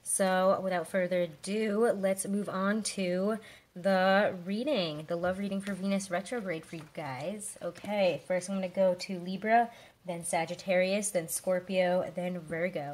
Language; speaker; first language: English; native; English